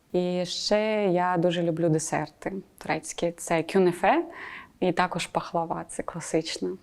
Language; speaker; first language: Ukrainian; non-native, local second language; Russian